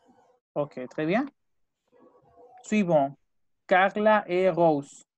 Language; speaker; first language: French; non-native, fluent; Spanish